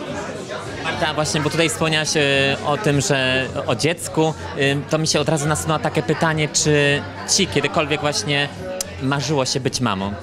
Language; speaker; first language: Polish; native; Polish